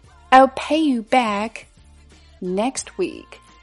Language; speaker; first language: English; non-native, fluent; Chinese